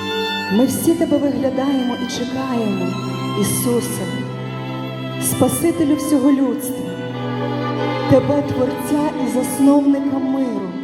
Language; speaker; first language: Ukrainian; native; Ukrainian